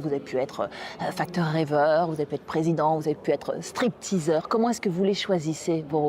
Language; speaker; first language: French; native; French